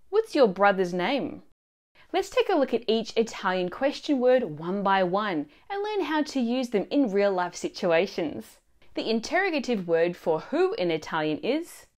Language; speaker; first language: English; early bilingual, other home language; Italian